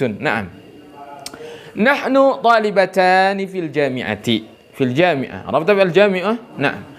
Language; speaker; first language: Arabic; non-native, fluent; Indonesian